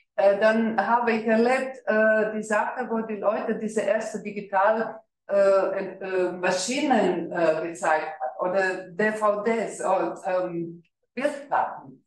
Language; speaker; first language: German; non-native, fluent; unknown